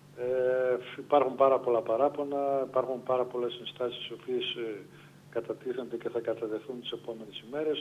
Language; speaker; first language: Greek; native; Greek